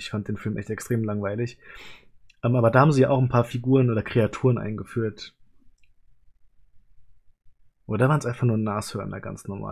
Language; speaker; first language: German; native; German